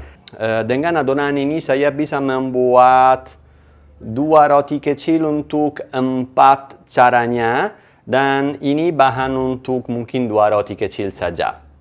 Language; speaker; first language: Indonesian; non-native, learner; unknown